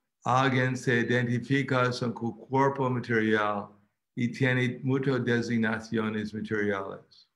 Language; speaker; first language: Spanish; non-native, fluent; English